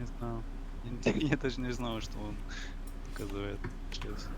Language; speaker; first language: Russian; non-native, learner; English